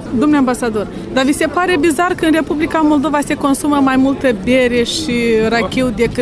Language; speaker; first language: Romanian; native; Romanian